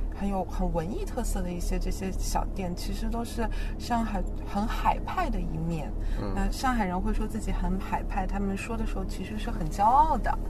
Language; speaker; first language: Chinese; native; Chinese